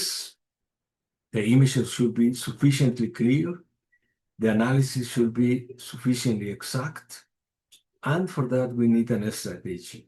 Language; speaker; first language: English; non-native, fluent; Spanish